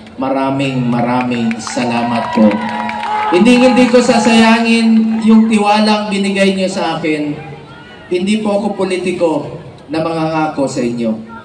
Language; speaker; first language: Filipino; non-native, local second language; Cebuano